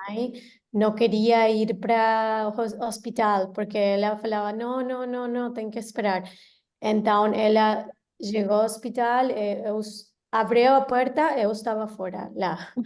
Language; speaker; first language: Portuguese; non-native, learner; Spanish